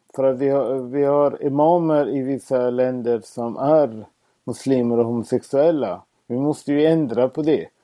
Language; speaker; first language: Swedish; non-native, fluent; Persian